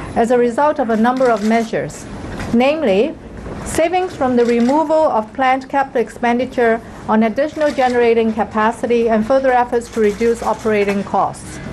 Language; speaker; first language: English; non-native, local second language; Cantonese